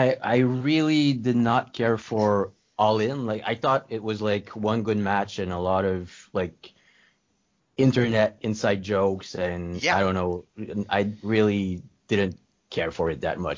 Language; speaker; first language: English; non-native, fluent; French